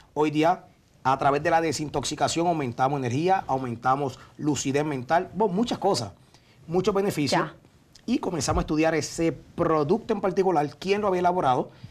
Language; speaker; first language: Spanish; native; Spanish